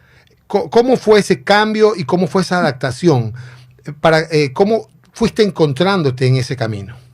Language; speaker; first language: Spanish; native; Spanish